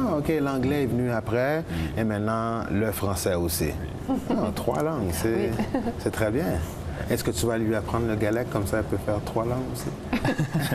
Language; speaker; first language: French; native; French